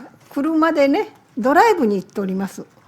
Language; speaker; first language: Japanese; native; Japanese